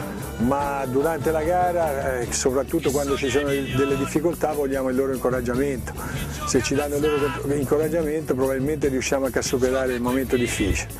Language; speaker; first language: Italian; native; Italian